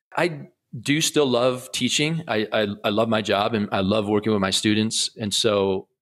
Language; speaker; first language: English; native; English